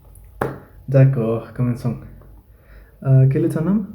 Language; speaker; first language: French; non-native, learner; Spanish